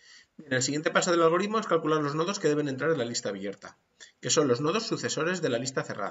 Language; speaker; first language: Spanish; native; Spanish